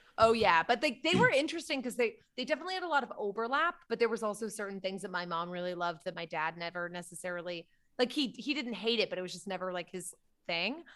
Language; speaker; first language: English; native; English